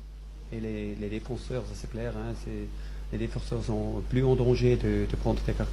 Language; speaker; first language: French; non-native, fluent; German